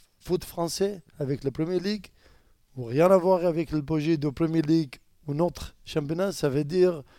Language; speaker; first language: French; non-native, learner; Arabic